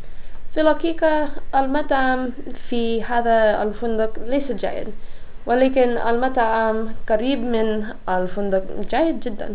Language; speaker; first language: Arabic; non-native, learner; English